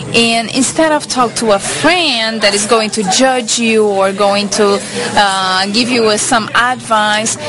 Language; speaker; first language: English; non-native, fluent; Portuguese